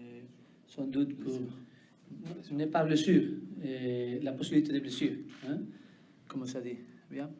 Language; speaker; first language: French; non-native, learner; Spanish